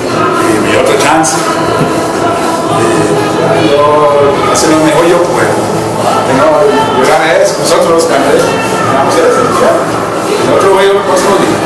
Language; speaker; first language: Spanish; non-native, learner; English